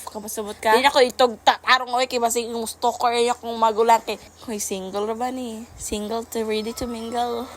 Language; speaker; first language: Cebuano; native; Cebuano